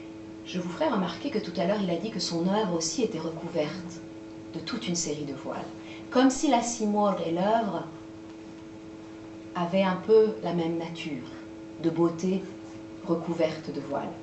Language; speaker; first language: French; native; French